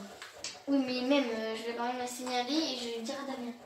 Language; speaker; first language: French; native; French